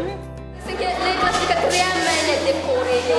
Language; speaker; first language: French; non-native, learner; Malagasy